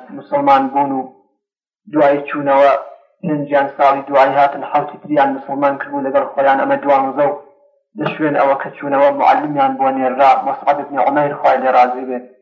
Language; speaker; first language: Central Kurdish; non-native, local second language; Gurani